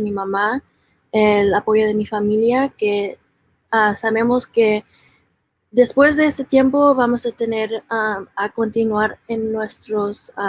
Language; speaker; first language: Spanish; early bilingual, heritage; Spanish